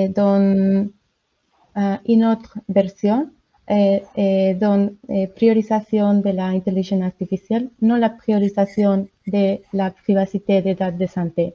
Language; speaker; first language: French; non-native, learner; Spanish